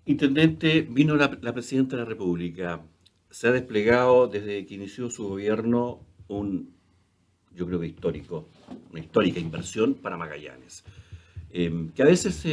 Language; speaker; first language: Spanish; native; Spanish